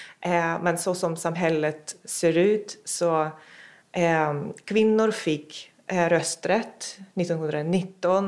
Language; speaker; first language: Swedish; non-native, fluent; Russian